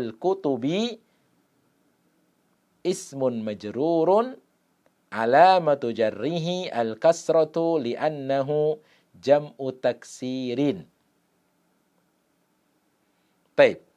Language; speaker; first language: Arabic; non-native, fluent; Indonesian